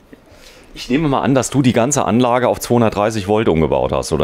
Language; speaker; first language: German; native; German